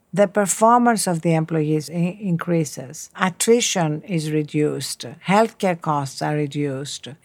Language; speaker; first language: English; non-native, fluent; Greek